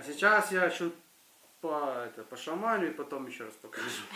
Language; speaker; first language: Russian; native; Russian